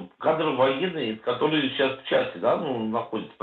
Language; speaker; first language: Russian; native; Russian